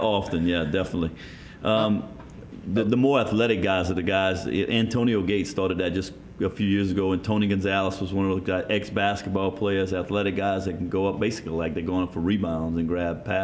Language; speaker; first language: English; native; English